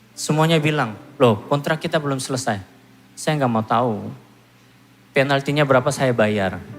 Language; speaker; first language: Indonesian; non-native, fluent; Korean